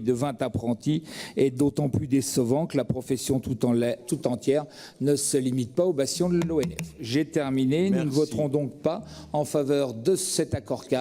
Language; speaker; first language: French; native; French